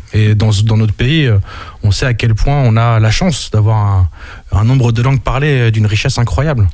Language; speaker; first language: French; native; French